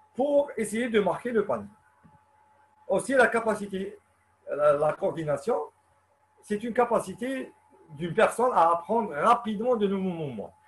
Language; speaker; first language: French; non-native, local second language; Arabic